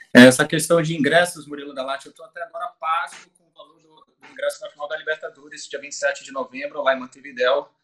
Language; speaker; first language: Portuguese; native; Portuguese